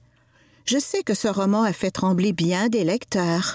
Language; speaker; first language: French; native; French